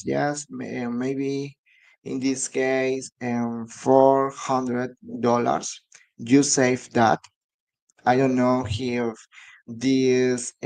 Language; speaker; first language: English; non-native, learner; Spanish